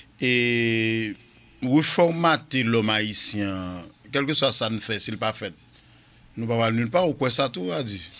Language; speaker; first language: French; non-native, local second language; Haitian Creole